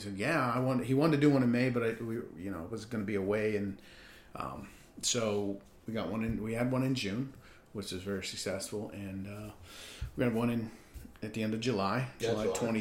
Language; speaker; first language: English; native; English